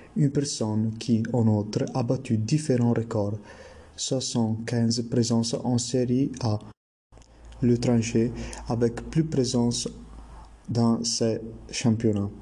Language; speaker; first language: French; non-native, learner; Italian